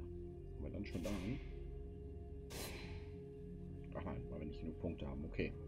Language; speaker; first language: German; native; German